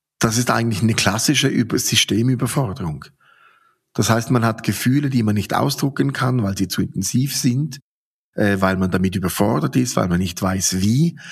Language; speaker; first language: German; native; German